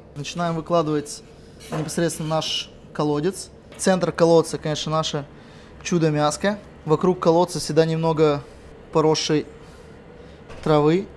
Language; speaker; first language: Russian; non-native, local second language; Romanian